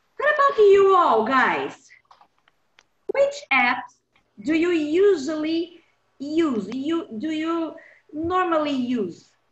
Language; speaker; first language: English; non-native, fluent; Portuguese